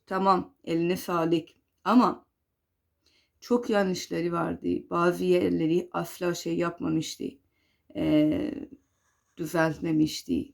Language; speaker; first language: Turkish; non-native, fluent; Persian